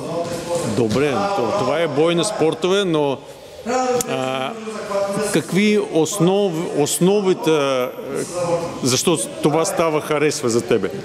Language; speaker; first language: Bulgarian; non-native, learner; Russian